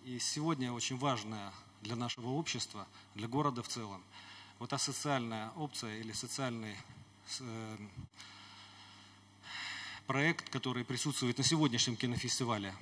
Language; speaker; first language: Russian; native; Russian